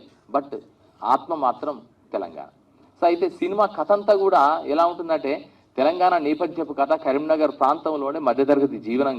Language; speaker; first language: Telugu; native; Telugu